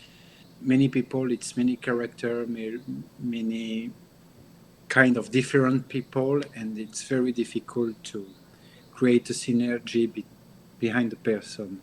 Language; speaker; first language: English; non-native, learner; French